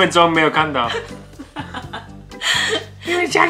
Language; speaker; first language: Chinese; non-native, learner; German